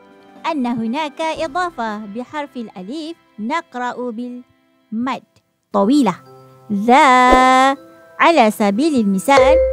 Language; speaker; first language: Arabic; non-native, fluent; Malay